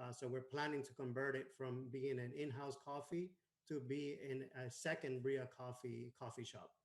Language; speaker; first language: English; non-native, fluent; Spanish